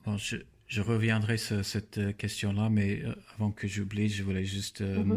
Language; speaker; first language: French; non-native, fluent; English